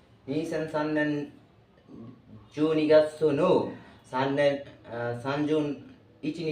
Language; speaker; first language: Japanese; non-native, learner; Bangla